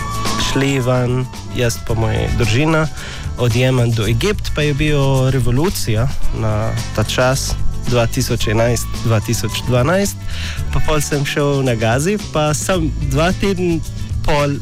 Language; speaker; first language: Slovenian; non-native, learner; Arabic